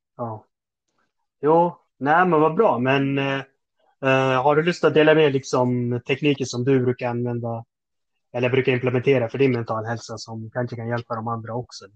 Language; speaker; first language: Swedish; early bilingual, other home language; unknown